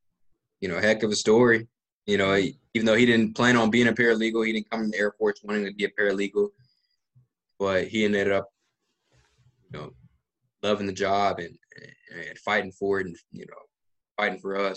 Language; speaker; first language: English; native; English